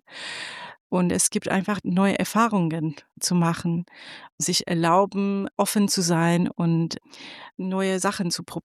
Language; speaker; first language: German; non-native, fluent; Persian